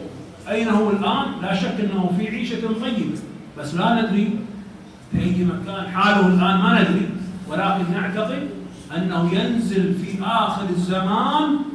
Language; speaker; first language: Arabic; native; Arabic